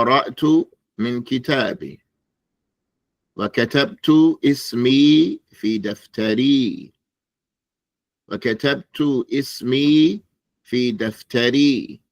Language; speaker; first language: Arabic; non-native, fluent; English